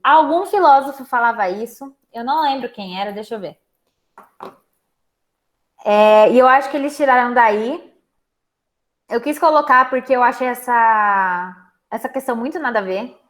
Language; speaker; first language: Portuguese; native; Portuguese